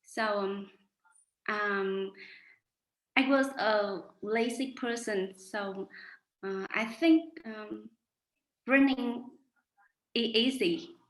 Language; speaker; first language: English; non-native, learner; Vietnamese